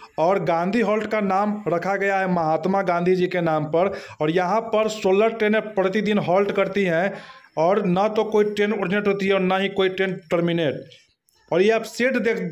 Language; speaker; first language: Hindi; native; Hindi